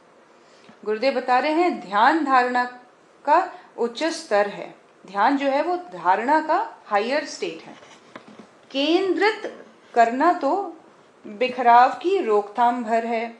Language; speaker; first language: Hindi; native; Hindi